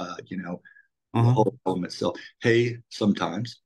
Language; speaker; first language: English; native; English